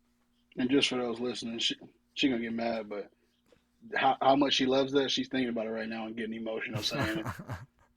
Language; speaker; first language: English; native; English